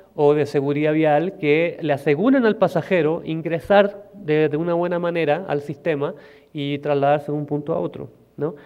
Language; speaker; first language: Spanish; native; Spanish